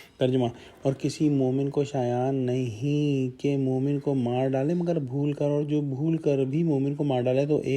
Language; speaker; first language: Urdu; native; Urdu